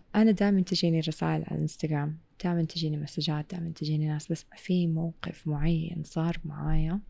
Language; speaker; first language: Arabic; non-native, local second language; English